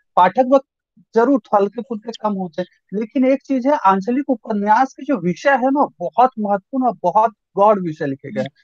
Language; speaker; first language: Hindi; native; Hindi